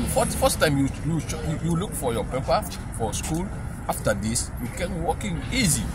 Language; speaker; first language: English; non-native, learner; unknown